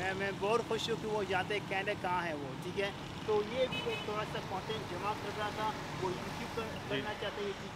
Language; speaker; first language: Hindi; non-native, learner; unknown